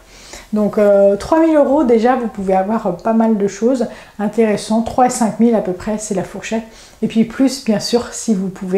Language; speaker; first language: French; native; French